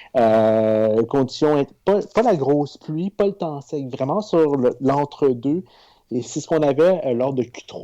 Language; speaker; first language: French; native; French